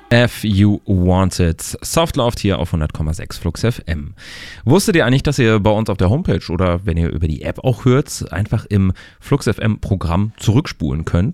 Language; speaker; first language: German; native; German